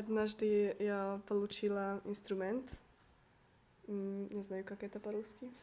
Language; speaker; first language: Russian; non-native, learner; Hungarian